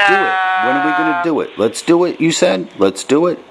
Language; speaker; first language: English; native; English